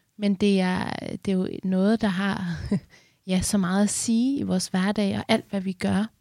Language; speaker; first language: Danish; early bilingual, other home language; Persian